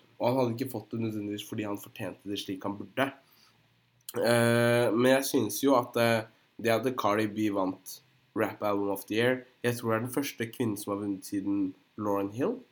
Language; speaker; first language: Norwegian; native; Norwegian